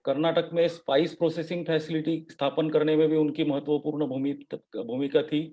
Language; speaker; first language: Hindi; non-native, local second language; Marathi